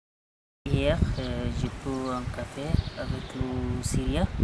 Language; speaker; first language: French; non-native, learner; Arabic